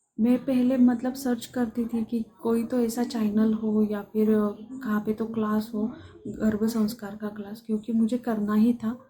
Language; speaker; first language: Hindi; non-native, local second language; Marathi